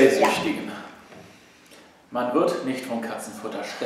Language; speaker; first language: German; native; German